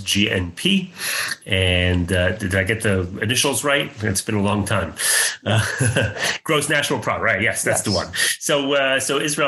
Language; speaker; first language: English; native; English